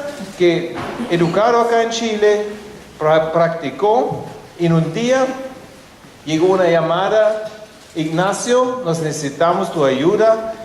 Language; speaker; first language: Spanish; non-native, fluent; German